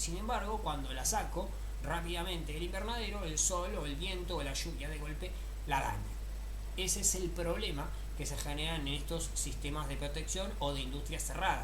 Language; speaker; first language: Spanish; native; Spanish